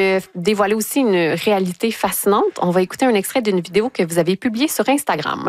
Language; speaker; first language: French; native; French